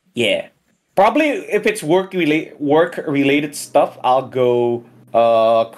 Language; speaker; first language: English; early bilingual, other home language; Indonesian